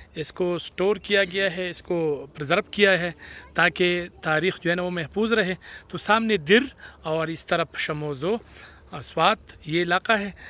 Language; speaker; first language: Urdu; non-native, local second language; Pashto